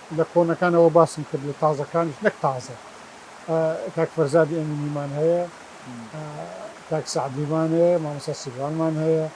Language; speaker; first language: Central Kurdish; non-native, local second language; Gurani